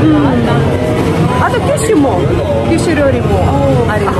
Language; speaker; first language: Japanese; non-native, fluent; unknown